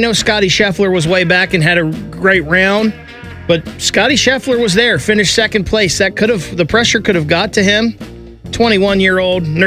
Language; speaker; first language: English; native; English